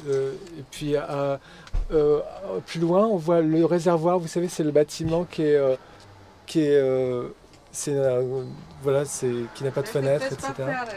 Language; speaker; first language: French; native; French